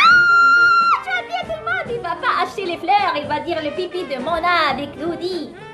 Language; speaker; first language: French; non-native, local second language; Arabic